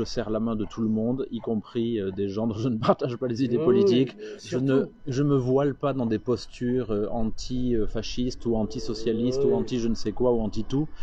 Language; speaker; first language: French; native; French